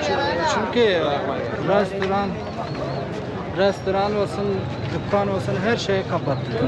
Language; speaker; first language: Turkish; non-native, learner; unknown